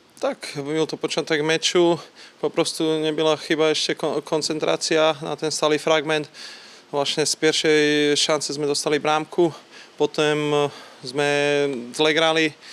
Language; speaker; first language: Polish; non-native, learner; Slovak